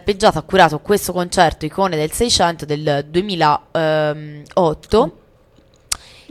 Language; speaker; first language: Italian; native; Italian